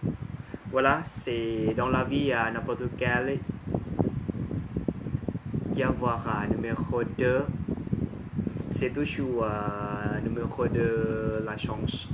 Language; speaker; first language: French; non-native, learner; Thai